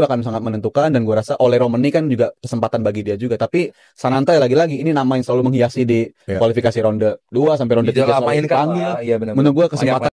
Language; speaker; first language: Indonesian; native; Indonesian